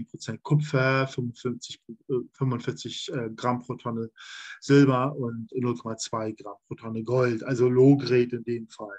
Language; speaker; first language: German; native; German